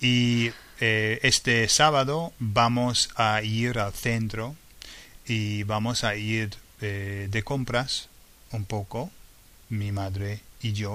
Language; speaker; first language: Spanish; non-native, fluent; English